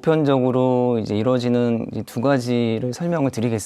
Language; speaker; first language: Korean; native; Korean